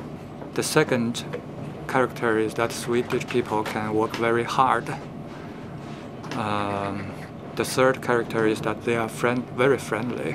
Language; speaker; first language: English; non-native, fluent; Chinese